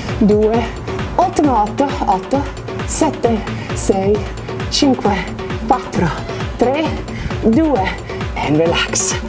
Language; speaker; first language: Italian; non-native, fluent; English